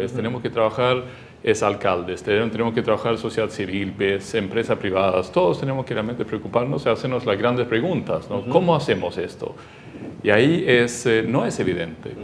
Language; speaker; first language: Spanish; non-native, fluent; Swedish